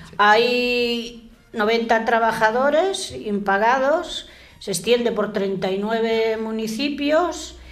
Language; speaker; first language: Spanish; native; Spanish